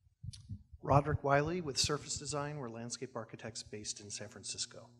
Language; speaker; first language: English; native; English